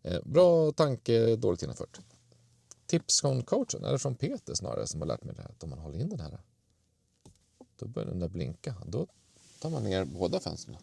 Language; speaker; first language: Swedish; native; Swedish